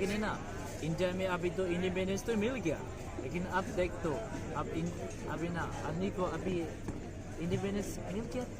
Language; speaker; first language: Hindi; non-native, learner; Tibetan